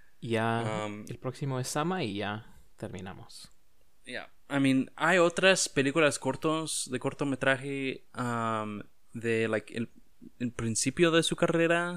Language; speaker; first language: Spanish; non-native, learner; English